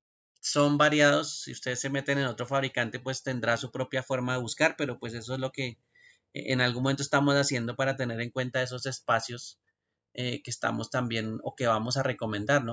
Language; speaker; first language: Spanish; native; Spanish